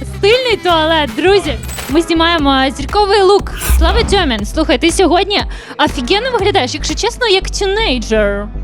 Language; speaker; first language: Ukrainian; native; Ukrainian